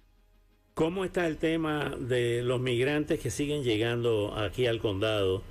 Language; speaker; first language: Spanish; native; Spanish